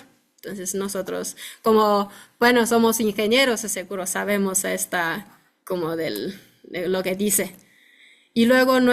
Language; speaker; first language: Spanish; non-native, fluent; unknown